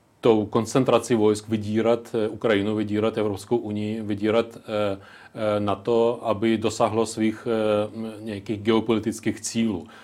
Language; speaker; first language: Czech; non-native, local second language; Ukrainian